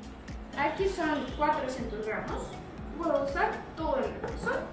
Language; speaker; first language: Spanish; non-native, fluent; Russian